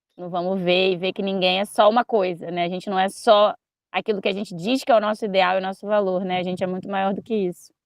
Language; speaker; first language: Portuguese; early bilingual, other home language; Russian